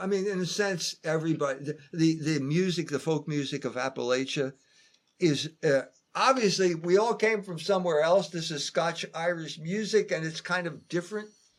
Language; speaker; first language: English; native; English